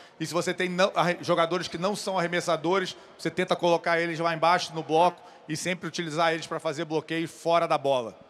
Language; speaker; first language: Portuguese; native; Portuguese